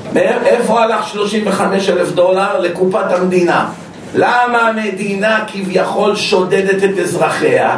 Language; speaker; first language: Hebrew; native; Hebrew